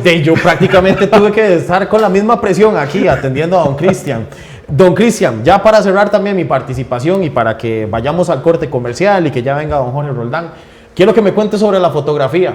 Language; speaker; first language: Spanish; native; Spanish